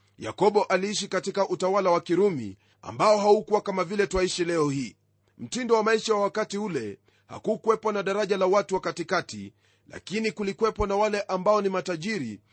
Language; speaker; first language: Swahili; non-native, local second language; Luyia